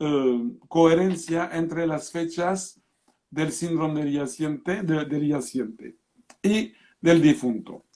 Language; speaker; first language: Spanish; non-native, fluent; French